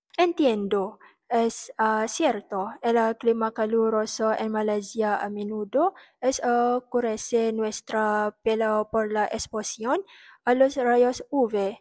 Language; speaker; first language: Spanish; non-native, learner; Malay